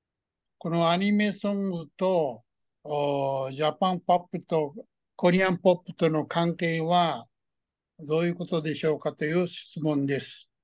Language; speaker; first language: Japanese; early bilingual, heritage; Japanese